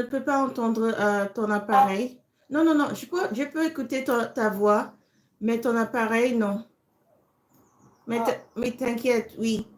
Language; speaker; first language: French; non-native, fluent; English